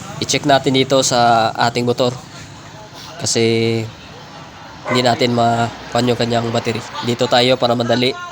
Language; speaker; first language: Filipino; non-native, local second language; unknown